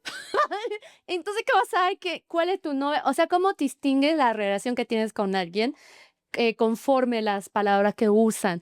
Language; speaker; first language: Spanish; non-native, fluent; Chinese